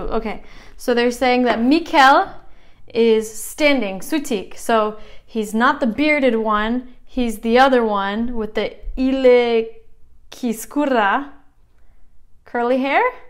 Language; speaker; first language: English; native; English